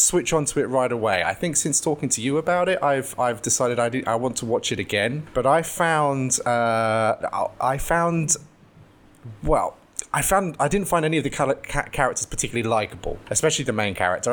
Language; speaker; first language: English; native; English